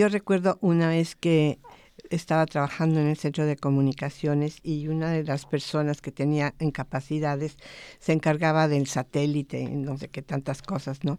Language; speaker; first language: Spanish; native; Spanish